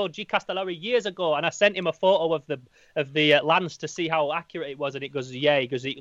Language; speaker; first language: English; native; English